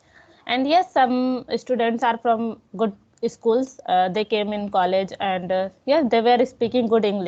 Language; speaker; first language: English; non-native, local second language; Hindi